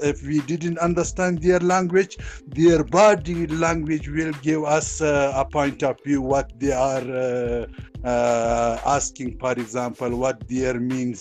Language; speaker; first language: English; non-native, learner; Persian